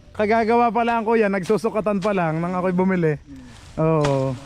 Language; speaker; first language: Filipino; native; Filipino